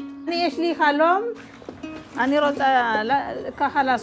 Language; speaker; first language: Hebrew; non-native, learner; Amharic